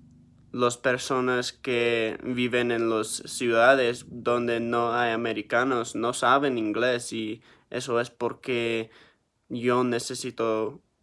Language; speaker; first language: Spanish; early bilingual, heritage; Spanish